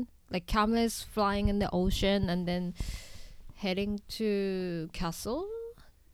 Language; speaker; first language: English; non-native, learner; Japanese